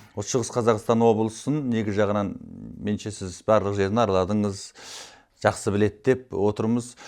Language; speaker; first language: Kazakh; early bilingual, heritage; Kazakh